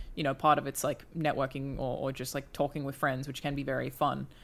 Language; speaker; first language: English; native; English